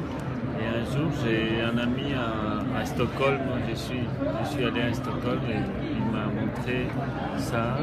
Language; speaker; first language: French; non-native, fluent; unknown